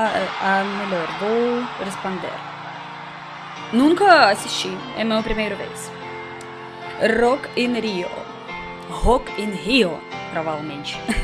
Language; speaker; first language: Portuguese; non-native, learner; Russian